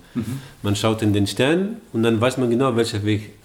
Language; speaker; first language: German; early bilingual, other home language; Arabic